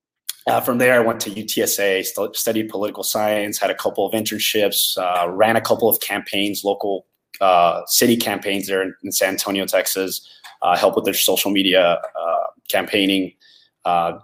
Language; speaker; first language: English; native; English